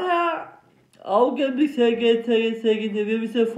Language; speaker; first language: German; non-native, learner; Turkish